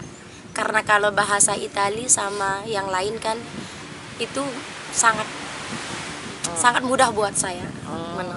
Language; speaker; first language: Indonesian; non-native, local second language; Sasak